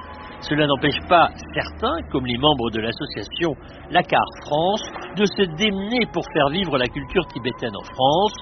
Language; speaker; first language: French; native; French